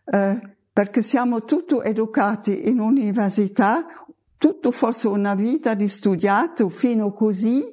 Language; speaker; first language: Italian; non-native, fluent; German